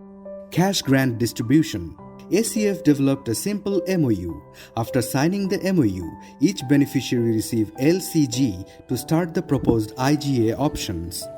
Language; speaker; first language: English; non-native, local second language; Bangla